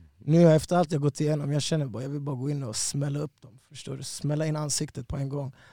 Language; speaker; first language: Swedish; early bilingual, other home language; Spanish